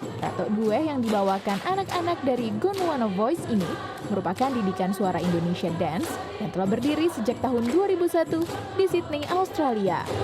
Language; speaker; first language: Indonesian; native; Indonesian